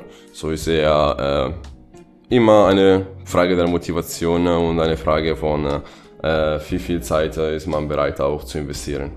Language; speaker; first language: German; non-native, fluent; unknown